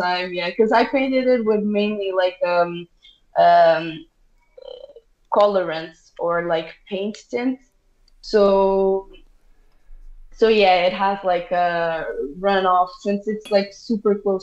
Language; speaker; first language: English; non-native, fluent; Portuguese